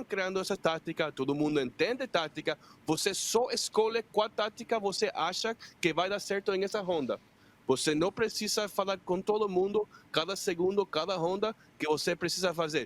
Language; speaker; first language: Portuguese; non-native, fluent; Spanish